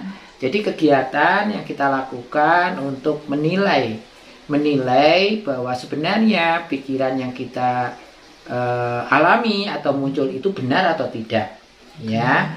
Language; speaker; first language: Indonesian; native; Indonesian